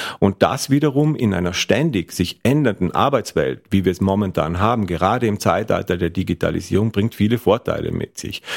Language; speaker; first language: German; native; German